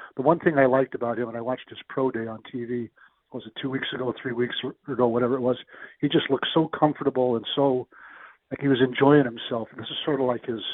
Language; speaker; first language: English; native; English